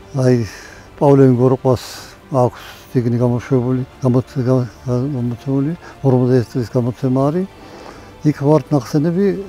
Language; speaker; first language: Georgian; non-native, local second language; Svan